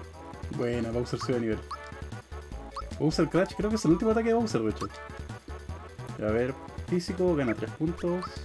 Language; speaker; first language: Spanish; native; Spanish